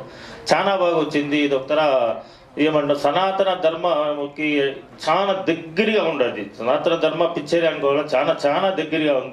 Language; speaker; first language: Telugu; non-native, local second language; Kannada